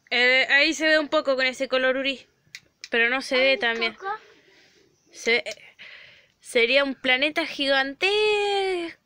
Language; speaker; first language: Spanish; native; Spanish